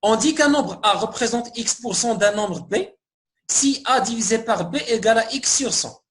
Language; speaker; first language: French; non-native, local second language; Arabic